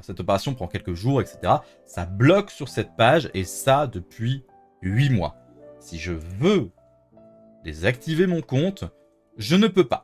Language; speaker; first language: French; native; French